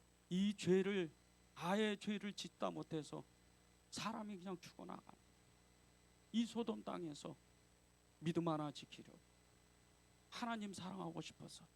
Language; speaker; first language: Korean; native; Korean